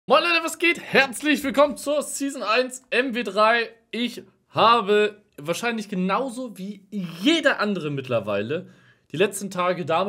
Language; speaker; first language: German; native; German